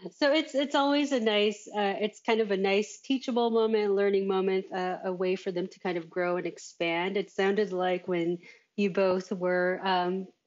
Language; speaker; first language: English; native; English